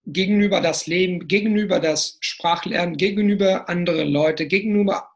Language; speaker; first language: German; non-native, fluent; Italian